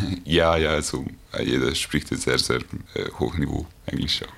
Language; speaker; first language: German; non-native, learner; Hungarian